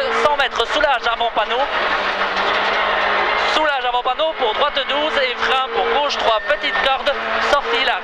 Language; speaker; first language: French; native; French